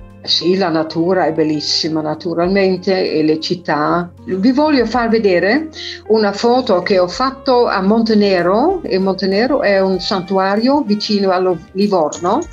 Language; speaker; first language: Italian; non-native, fluent; Dutch